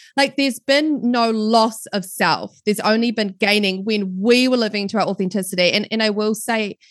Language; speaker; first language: English; native; English